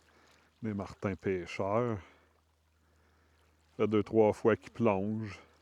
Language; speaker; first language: French; native; French